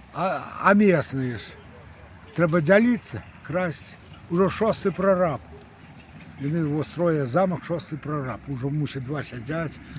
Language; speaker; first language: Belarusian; native; Belarusian